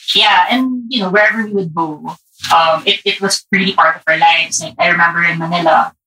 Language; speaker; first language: English; non-native, local second language; Filipino